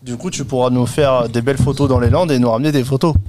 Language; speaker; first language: French; native; French